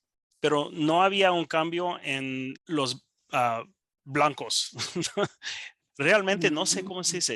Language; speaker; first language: Spanish; non-native, learner; English